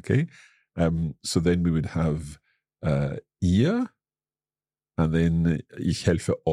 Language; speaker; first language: German; non-native, fluent; English